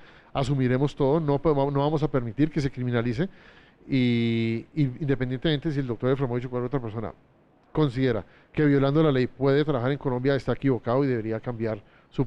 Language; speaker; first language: Spanish; native; Spanish